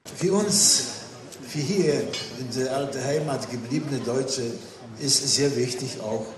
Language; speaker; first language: German; non-native, local second language; Polish